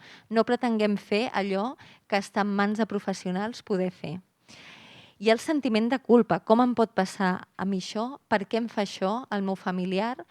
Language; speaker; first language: Catalan; native; Catalan